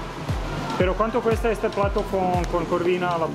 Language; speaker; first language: Spanish; non-native, learner; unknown